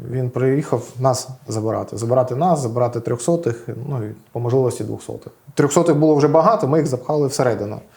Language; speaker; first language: Ukrainian; non-native, local second language; Russian